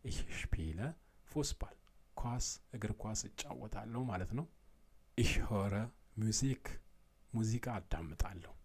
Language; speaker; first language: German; non-native, fluent; Amharic